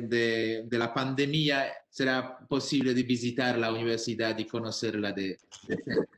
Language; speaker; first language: Spanish; non-native, fluent; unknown